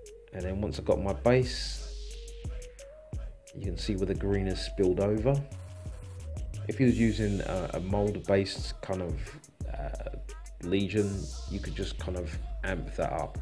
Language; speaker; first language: English; native; English